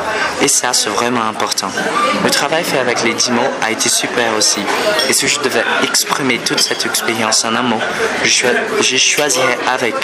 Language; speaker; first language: French; non-native, fluent; Portuguese